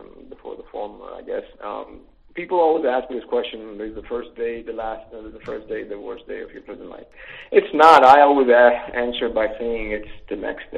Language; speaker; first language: English; native; English